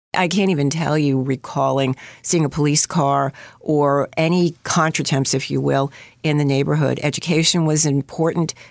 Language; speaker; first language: English; native; English